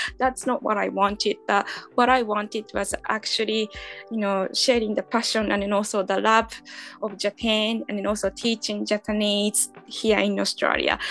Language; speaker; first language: English; non-native, fluent; Japanese